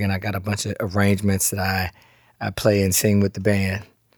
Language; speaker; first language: English; native; English